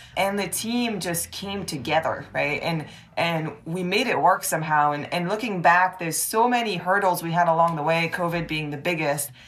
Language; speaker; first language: English; non-native, fluent; French